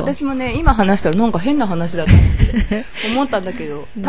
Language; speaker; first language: Japanese; native; Japanese